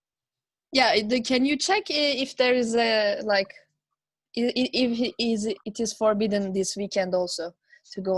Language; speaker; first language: English; non-native, fluent; Turkish